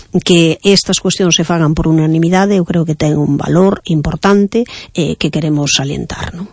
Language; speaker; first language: Galician; native; Galician